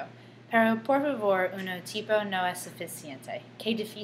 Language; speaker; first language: Spanish; non-native, learner; English